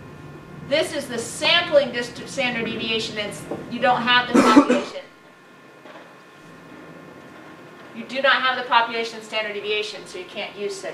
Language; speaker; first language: English; native; English